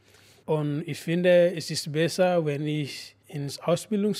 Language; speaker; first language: German; non-native, learner; Indonesian